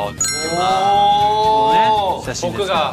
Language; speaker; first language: Japanese; non-native, learner; Korean